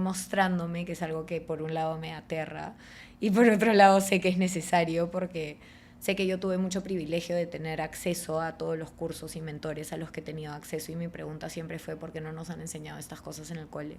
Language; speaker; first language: Spanish; native; Spanish